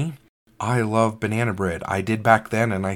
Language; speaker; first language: English; native; English